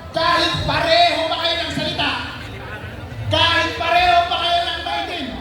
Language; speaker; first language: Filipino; non-native, local second language; Iloko